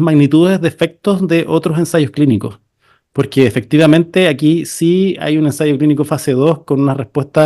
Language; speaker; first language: Spanish; native; Spanish